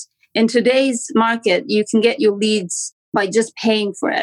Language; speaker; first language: English; non-native, fluent; Romanian